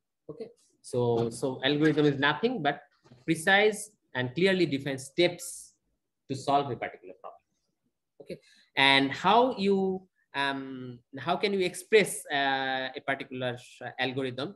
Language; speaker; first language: English; non-native, local second language; Bangla